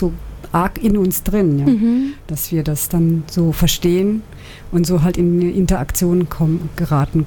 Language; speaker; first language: German; native; German